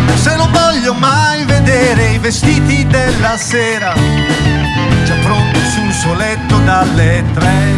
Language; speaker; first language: Italian; native; Italian